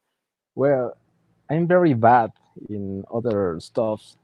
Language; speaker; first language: English; non-native, learner; Spanish